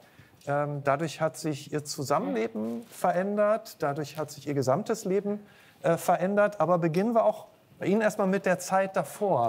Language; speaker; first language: German; native; German